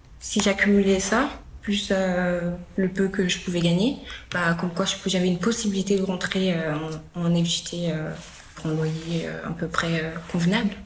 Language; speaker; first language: French; early bilingual, other home language; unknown